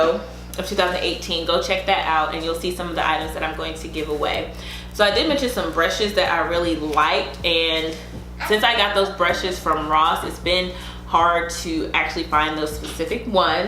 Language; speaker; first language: English; native; English